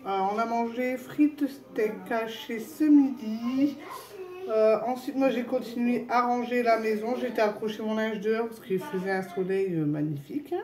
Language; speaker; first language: French; native; French